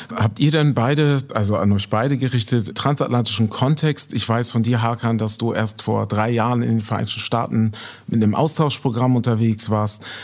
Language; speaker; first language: German; native; German